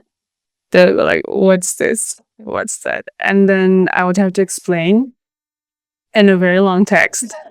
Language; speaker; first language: English; non-native, fluent; Mongolian